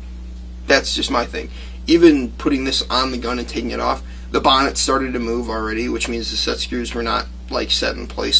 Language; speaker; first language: English; native; English